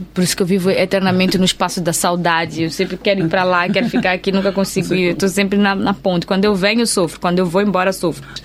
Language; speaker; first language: Portuguese; native; Portuguese